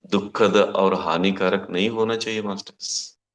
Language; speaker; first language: Hindi; non-native, local second language; Kannada